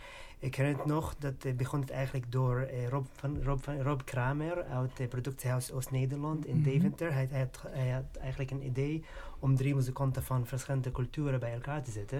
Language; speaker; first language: Dutch; non-native, fluent; Arabic